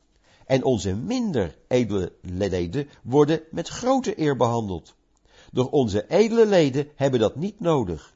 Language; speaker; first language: Dutch; native; Dutch